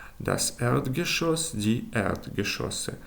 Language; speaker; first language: German; non-native, fluent; Ukrainian